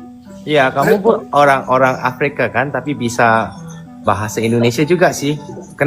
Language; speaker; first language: Indonesian; non-native, learner; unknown